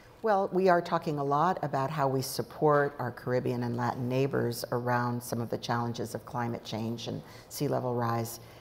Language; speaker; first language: English; native; English